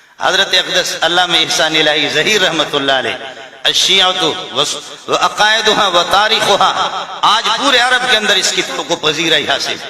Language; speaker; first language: Urdu; non-native, local second language; Baluchi